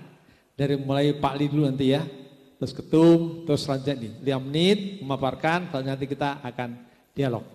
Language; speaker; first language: Indonesian; native; Indonesian